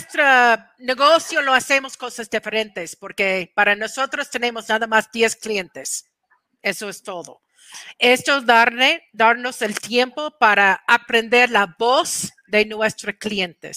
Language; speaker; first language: Spanish; non-native, fluent; English